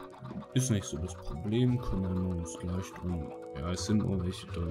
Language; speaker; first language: German; native; German